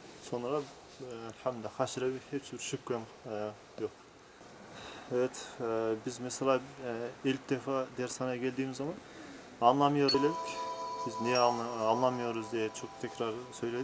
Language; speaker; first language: Turkish; non-native, learner; Kyrgyz